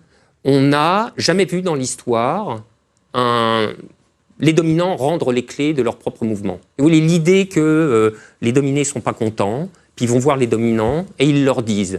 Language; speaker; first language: French; native; French